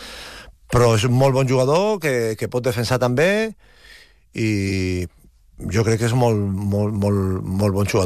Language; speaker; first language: Catalan; non-native, local second language; Spanish